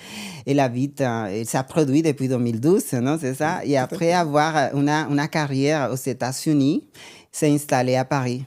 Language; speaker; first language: French; non-native, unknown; Spanish